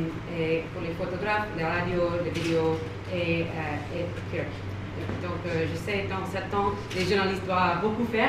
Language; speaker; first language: French; non-native, fluent; English